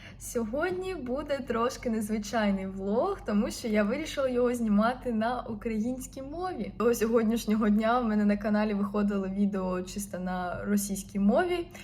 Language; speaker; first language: Ukrainian; non-native, local second language; Russian